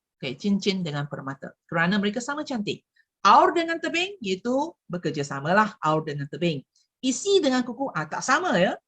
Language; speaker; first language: Malay; non-native, local second language; Chinese